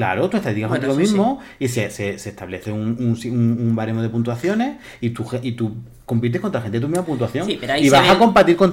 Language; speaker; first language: Spanish; native; Spanish